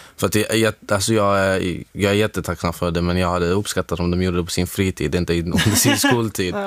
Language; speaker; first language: Swedish; non-native, fluent; Arabic